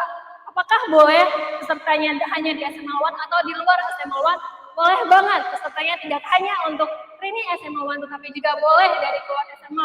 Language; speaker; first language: Indonesian; native; Indonesian